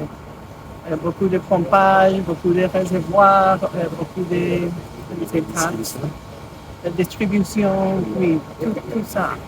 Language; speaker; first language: French; non-native, learner; English